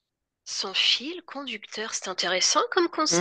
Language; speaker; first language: French; native; French